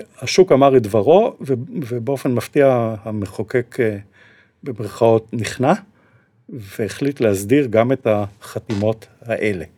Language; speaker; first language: Hebrew; native; Hebrew